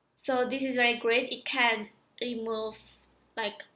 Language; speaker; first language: English; non-native, fluent; Indonesian